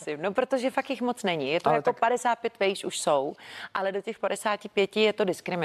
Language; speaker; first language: Czech; native; Czech